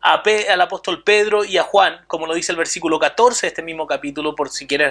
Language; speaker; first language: Spanish; native; Spanish